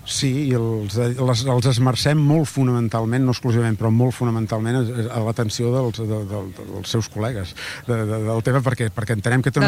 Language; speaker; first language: Catalan; native; Catalan